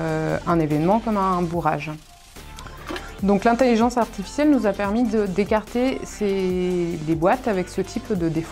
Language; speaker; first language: French; native; French